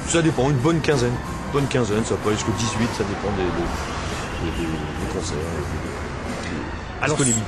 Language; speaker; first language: French; native; French